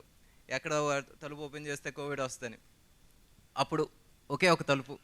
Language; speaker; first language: Telugu; native; Telugu